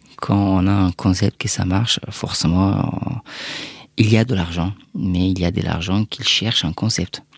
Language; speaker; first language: French; non-native, fluent; Persian